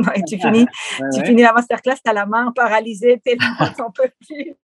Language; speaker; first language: French; non-native, fluent; Spanish